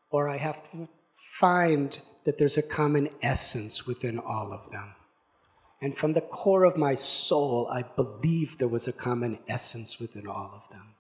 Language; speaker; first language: English; native; English